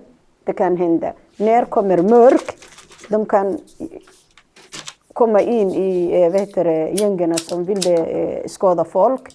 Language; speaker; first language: Swedish; non-native, learner; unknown